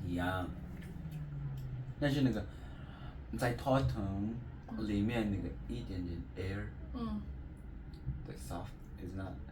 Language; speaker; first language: Chinese; non-native, learner; Mongolian